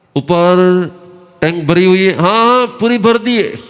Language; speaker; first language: Hindi; non-native, local second language; Gujarati